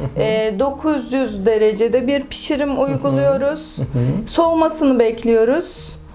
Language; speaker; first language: Turkish; native; Turkish